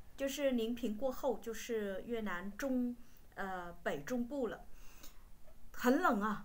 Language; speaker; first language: Chinese; non-native, fluent; Vietnamese